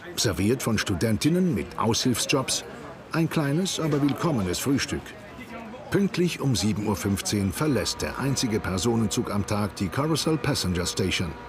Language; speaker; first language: German; native; German